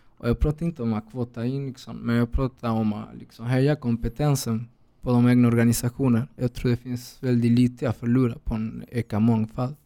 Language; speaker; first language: Swedish; non-native, fluent; Spanish